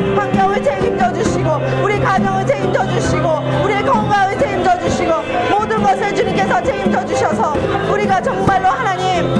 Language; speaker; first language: Korean; native; Korean